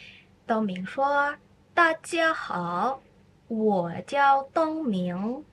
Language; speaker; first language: Chinese; non-native, fluent; Indonesian